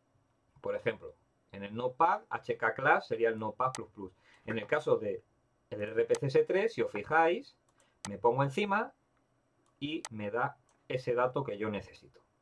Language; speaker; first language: Spanish; native; Spanish